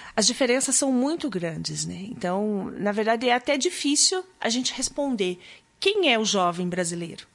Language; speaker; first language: Portuguese; native; Portuguese